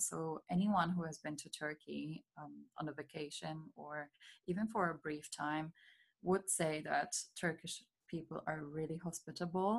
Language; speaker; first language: English; non-native, fluent; German